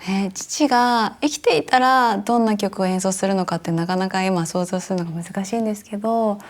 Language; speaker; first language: Japanese; native; Japanese